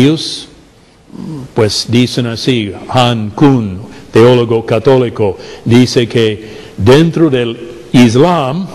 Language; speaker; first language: Spanish; non-native, fluent; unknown